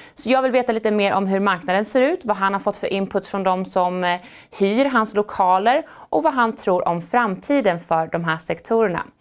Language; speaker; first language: Swedish; native; Swedish